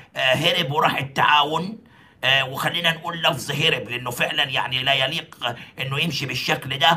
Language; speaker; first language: Arabic; native; Arabic